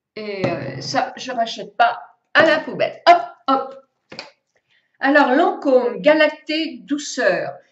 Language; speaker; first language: French; native; French